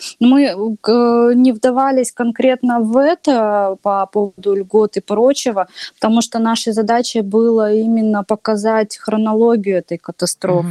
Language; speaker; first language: Russian; native; Russian